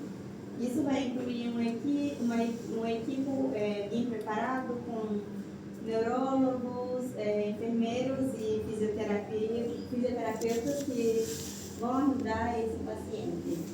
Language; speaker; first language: Portuguese; non-native, learner; Spanish